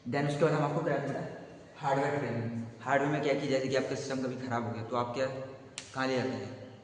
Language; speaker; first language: Hindi; native; Hindi